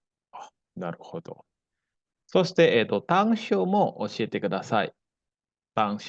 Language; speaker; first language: Japanese; non-native, fluent; Indonesian